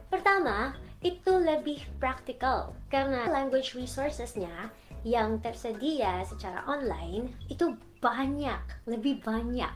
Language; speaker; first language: Indonesian; non-native, learner; Filipino